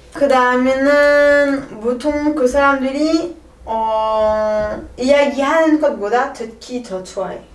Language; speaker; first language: Korean; non-native, learner; French